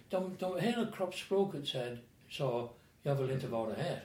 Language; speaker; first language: Swedish; non-native, fluent; English